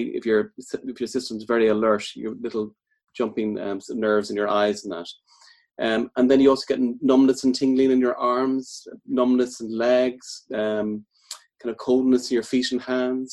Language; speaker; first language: English; native; English